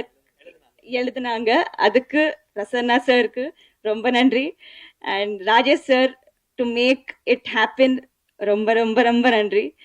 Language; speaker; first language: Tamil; non-native, learner; Telugu